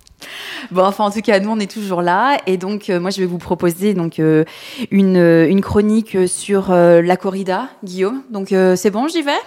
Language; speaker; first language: French; native; French